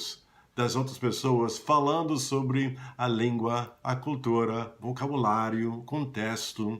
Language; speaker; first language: Portuguese; non-native, fluent; English